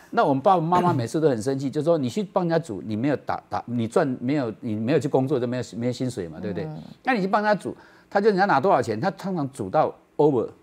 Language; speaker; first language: Chinese; non-native, local second language; Min Nan Chinese